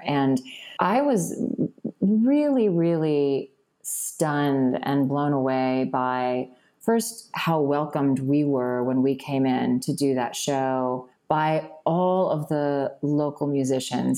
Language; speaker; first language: English; native; English